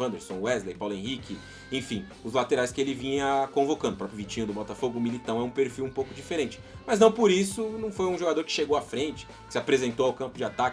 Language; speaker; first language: Portuguese; native; Portuguese